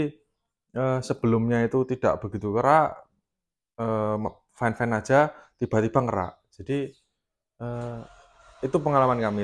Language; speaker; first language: Indonesian; native; Indonesian